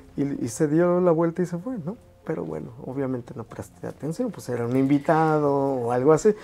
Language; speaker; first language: Spanish; native; Spanish